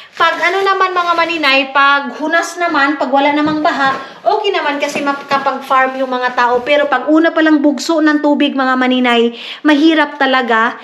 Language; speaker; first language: Filipino; non-native, local second language; Cebuano